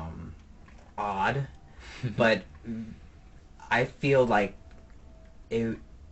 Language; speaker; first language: English; native; English